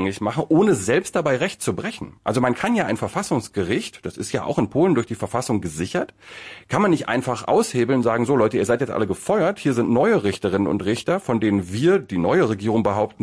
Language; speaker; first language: German; native; German